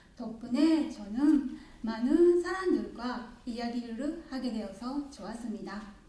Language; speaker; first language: Korean; non-native, learner; Japanese